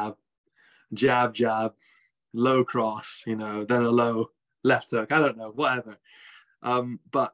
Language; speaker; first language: English; native; English